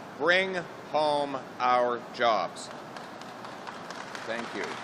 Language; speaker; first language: English; native; English